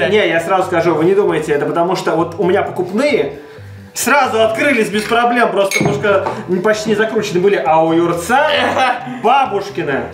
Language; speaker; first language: Russian; native; Russian